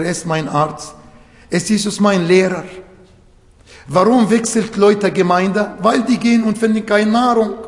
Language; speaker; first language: German; non-native, fluent; Arabic